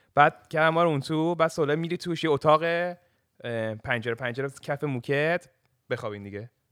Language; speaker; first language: Persian; early bilingual, heritage; Persian